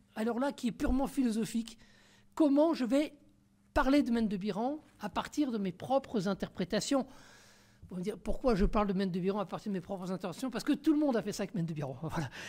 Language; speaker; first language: French; native; French